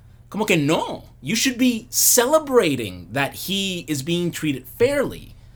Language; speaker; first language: English; non-native, local second language; Spanish